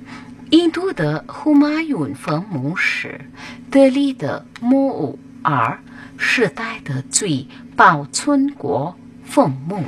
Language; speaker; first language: Chinese; non-native, learner; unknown